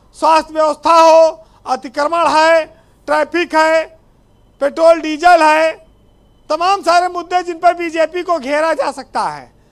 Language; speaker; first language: Hindi; native; Hindi